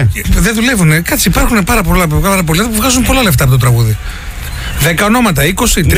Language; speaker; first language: Greek; native; Greek